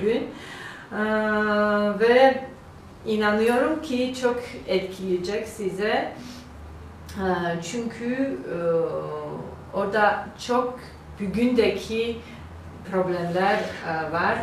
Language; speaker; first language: Turkish; non-native, learner; Georgian